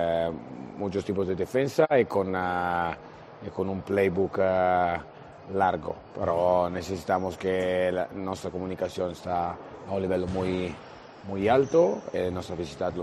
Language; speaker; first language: Spanish; non-native, fluent; Italian